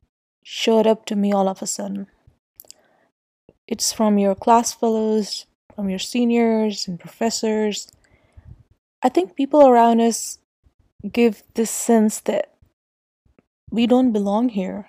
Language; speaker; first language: English; non-native, local second language; Urdu